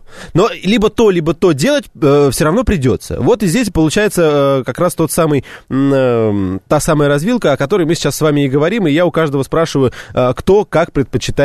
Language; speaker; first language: Russian; native; Russian